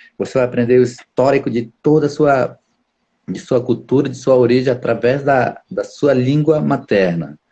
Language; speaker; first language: Portuguese; non-native, local second language; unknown